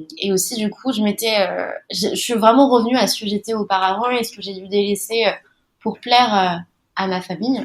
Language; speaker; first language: French; early bilingual, other home language; Malagasy